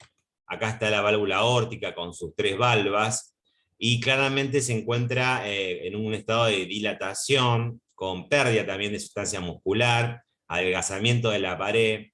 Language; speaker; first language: Spanish; native; Spanish